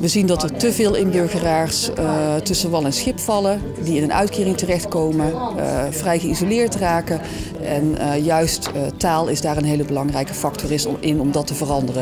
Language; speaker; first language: Dutch; native; Dutch